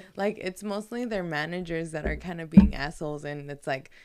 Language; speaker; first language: English; early bilingual, heritage; Spanish